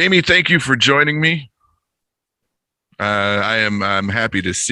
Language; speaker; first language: English; native; English